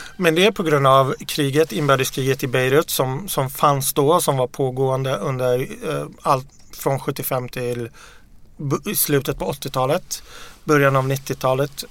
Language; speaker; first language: Swedish; early bilingual, other home language; Arabic